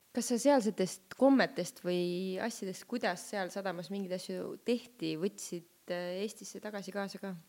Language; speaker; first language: Estonian; native; Estonian